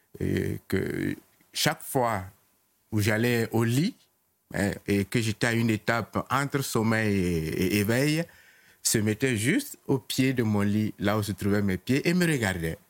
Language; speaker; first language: French; non-native, local second language; Mossi